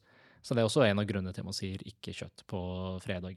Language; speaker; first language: Norwegian; native; Norwegian